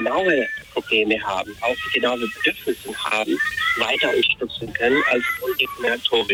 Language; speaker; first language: German; non-native, fluent; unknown